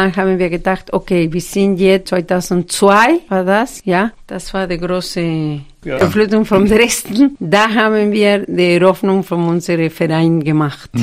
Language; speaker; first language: German; non-native, fluent; Spanish